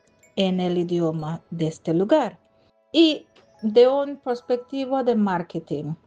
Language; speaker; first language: Spanish; non-native, fluent; English